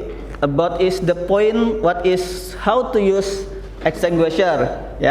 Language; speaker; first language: English; non-native, learner; Indonesian